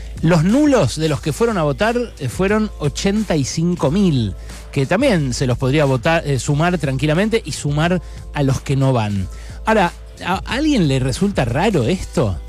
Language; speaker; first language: Spanish; native; Spanish